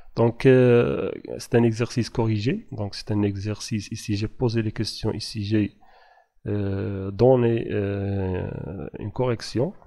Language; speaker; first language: French; non-native, local second language; Arabic